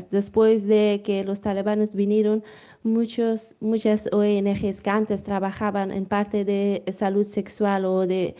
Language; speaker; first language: Spanish; non-native, learner; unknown